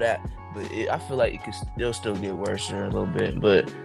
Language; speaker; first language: English; native; English